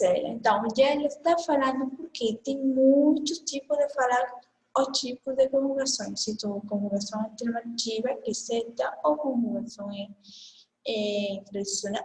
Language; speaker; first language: Portuguese; non-native, fluent; Spanish